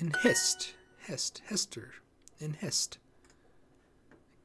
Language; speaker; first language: Swedish; non-native, learner; English